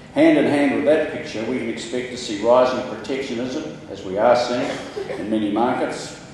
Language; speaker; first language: English; native; English